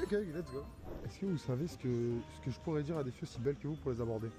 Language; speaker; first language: French; native; French